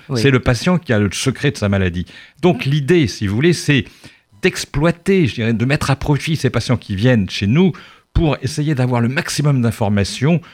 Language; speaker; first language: French; native; French